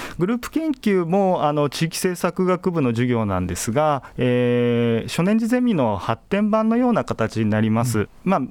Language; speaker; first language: Japanese; native; Japanese